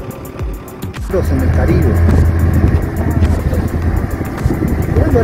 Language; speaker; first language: Spanish; native; Spanish